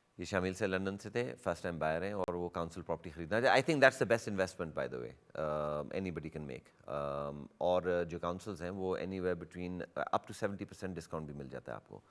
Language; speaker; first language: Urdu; early bilingual, heritage; Urdu